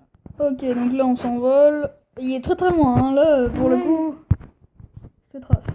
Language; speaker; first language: French; native; French